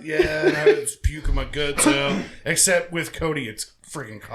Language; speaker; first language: English; native; English